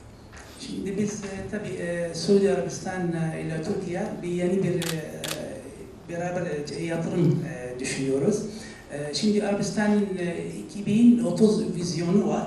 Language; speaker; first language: Turkish; non-native, learner; Arabic